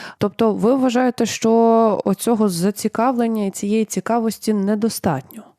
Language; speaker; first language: Ukrainian; native; Ukrainian